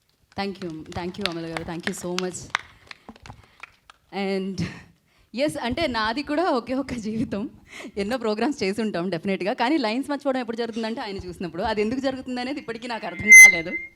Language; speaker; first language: Telugu; native; Telugu